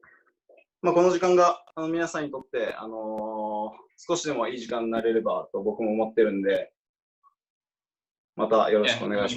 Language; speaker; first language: Japanese; native; Japanese